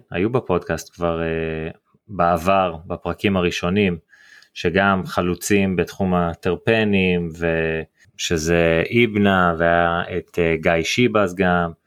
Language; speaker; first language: Hebrew; early bilingual, heritage; Hebrew